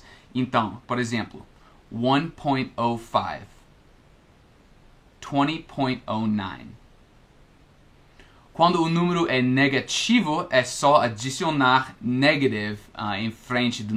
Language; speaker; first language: Portuguese; non-native, fluent; English